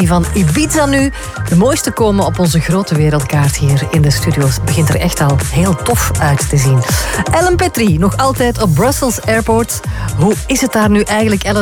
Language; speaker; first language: Dutch; native; Dutch